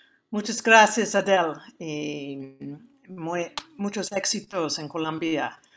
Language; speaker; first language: Spanish; non-native, learner; English